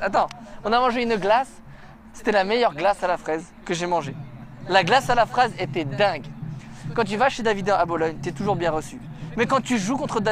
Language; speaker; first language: French; native; French